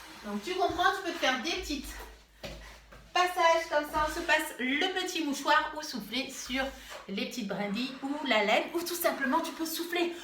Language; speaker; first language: French; native; French